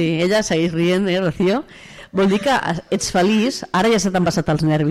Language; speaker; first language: Catalan; native; Catalan